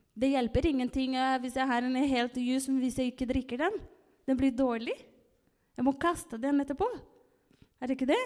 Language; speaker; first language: Norwegian; non-native, fluent; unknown